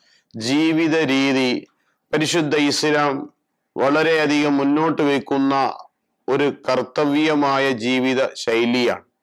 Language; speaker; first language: Malayalam; native; Malayalam